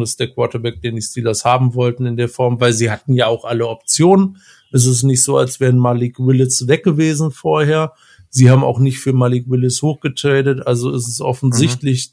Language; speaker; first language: German; native; German